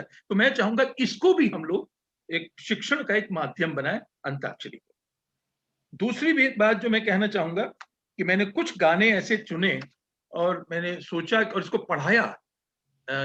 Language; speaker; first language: Hindi; native; Hindi